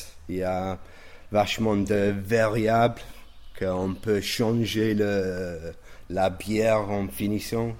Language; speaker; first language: French; non-native, fluent; English